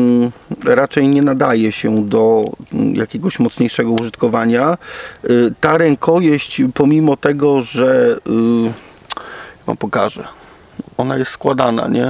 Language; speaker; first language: Polish; native; Polish